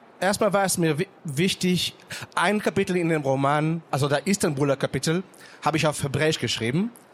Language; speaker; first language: German; non-native, fluent; Hebrew